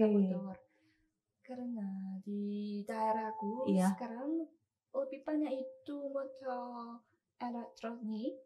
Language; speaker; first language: Indonesian; non-native, learner; Chinese